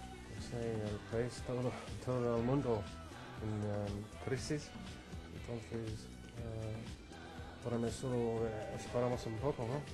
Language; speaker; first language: Spanish; non-native, learner; English